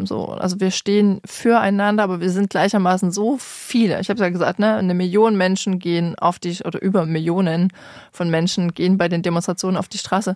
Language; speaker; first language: German; native; German